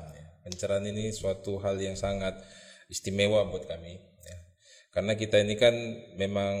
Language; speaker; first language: Indonesian; native; Indonesian